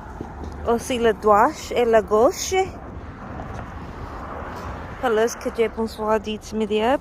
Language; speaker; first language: French; non-native, learner; Spanish